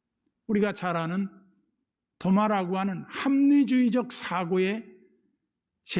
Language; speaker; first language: Korean; native; Korean